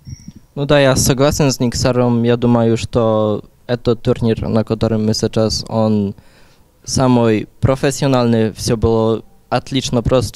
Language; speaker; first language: Russian; non-native, learner; Polish